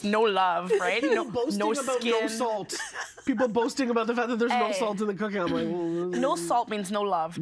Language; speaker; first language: English; native; English